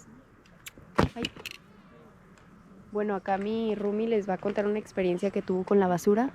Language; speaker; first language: Spanish; native; Spanish